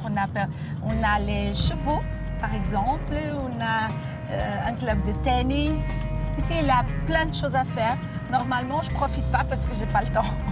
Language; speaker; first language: French; non-native, fluent; Portuguese